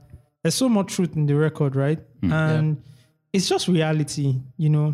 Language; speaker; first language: English; non-native, local second language; Yoruba